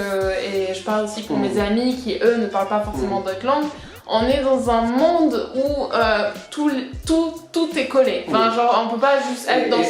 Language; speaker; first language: French; early bilingual, other home language; English